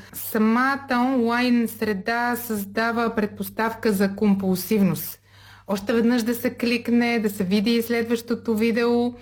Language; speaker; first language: Bulgarian; native; Bulgarian